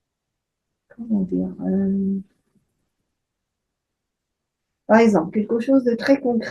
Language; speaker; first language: French; native; French